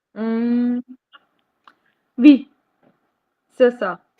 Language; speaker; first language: French; non-native, learner; Hindi